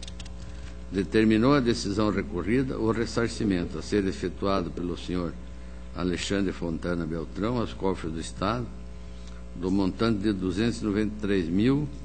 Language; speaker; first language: Portuguese; native; Portuguese